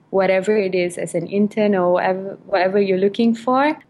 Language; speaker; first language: English; non-native, local second language; Malay